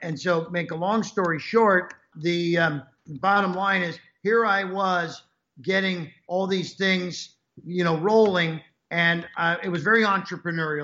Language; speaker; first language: English; native; English